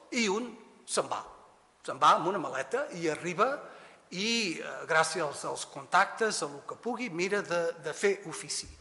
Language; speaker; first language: Catalan; early bilingual, heritage; Catalan